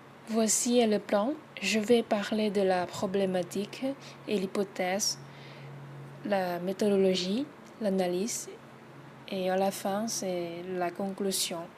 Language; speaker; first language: French; non-native, learner; Thai